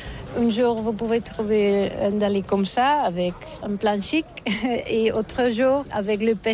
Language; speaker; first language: French; non-native, fluent; Catalan